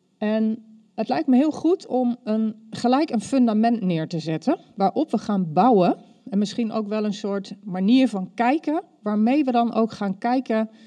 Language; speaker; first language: Dutch; native; Dutch